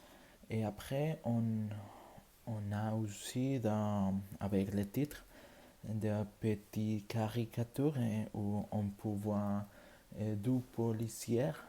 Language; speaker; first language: French; non-native, learner; Spanish